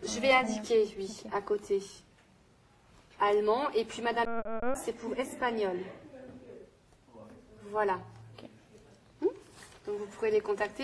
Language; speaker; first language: French; native; French